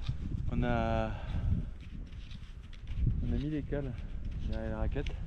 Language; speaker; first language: French; native; French